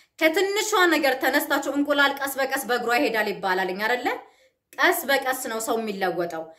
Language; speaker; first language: Amharic; native; Amharic